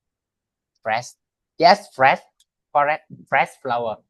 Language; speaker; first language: English; non-native, learner; Vietnamese